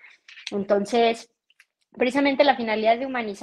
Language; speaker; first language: Spanish; native; Spanish